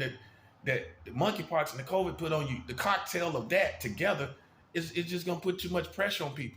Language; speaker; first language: English; native; English